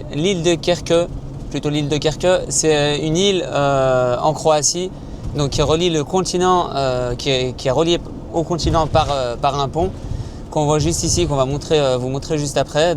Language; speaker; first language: French; native; French